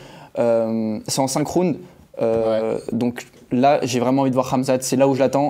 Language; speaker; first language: French; native; French